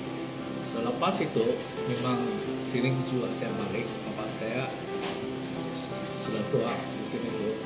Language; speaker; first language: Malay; non-native, local second language; Hakka Chinese